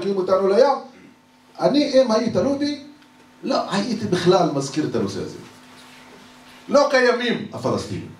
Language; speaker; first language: Hebrew; non-native, local second language; Arabic